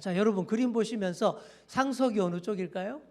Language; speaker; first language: Korean; native; Korean